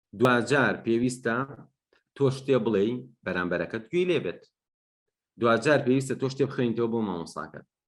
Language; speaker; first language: Central Kurdish; non-native, local second language; Gurani